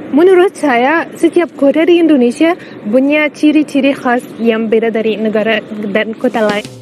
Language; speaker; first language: Indonesian; non-native, fluent; Arabic